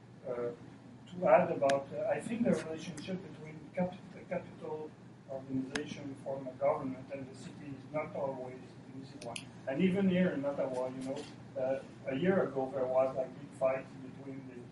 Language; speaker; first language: English; non-native, fluent; French